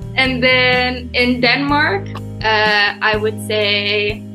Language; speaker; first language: English; early bilingual, heritage; Turkish